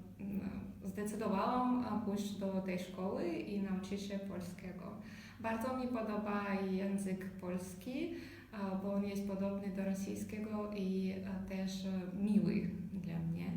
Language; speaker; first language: Polish; non-native, learner; Russian